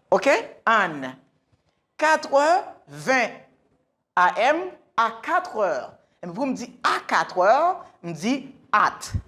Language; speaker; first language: French; non-native, local second language; Haitian Creole